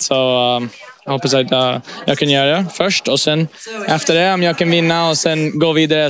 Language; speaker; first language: Swedish; early bilingual, heritage; English